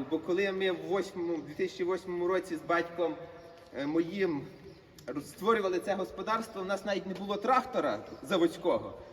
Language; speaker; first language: Ukrainian; native; Ukrainian